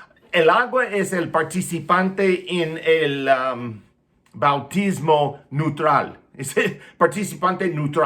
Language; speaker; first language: Spanish; non-native, fluent; English